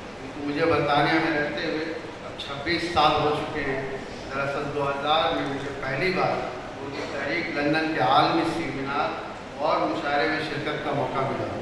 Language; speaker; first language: Urdu; native; Urdu